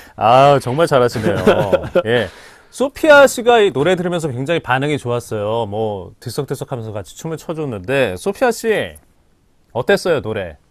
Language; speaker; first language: Korean; native; Korean